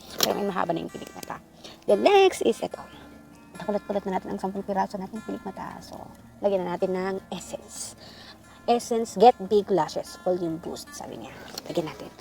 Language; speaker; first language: Filipino; non-native, local second language; Iloko